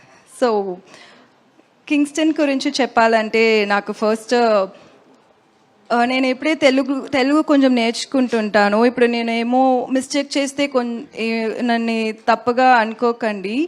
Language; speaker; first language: Telugu; non-native, learner; Tamil